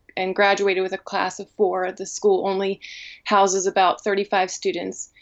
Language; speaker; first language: English; native; English